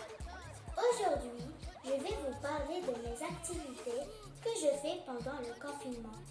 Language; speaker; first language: French; non-native, learner; Arabic